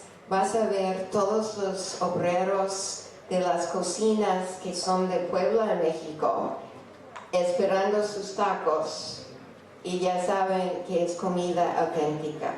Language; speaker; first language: Spanish; non-native, fluent; English